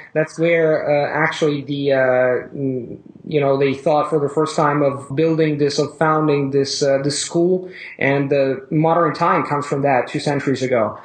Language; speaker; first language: English; non-native, fluent; Italian